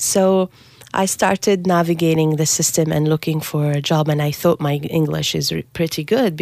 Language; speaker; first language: English; non-native, fluent; Arabic